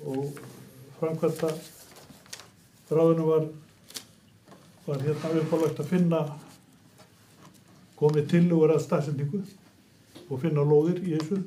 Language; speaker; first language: Icelandic; native; Icelandic